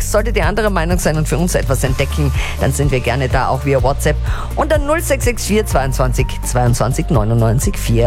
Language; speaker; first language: German; native; German